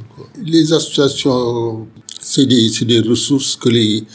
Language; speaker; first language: French; non-native, local second language; Wolof